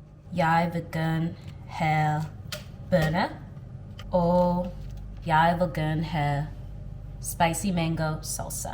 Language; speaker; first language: Danish; non-native, learner; English